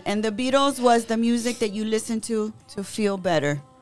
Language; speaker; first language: English; early bilingual, other home language; Spanish